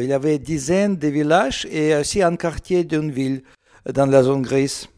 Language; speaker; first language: French; non-native, learner; Russian